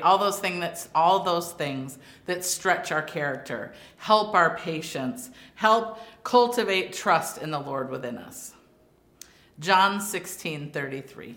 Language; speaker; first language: English; native; English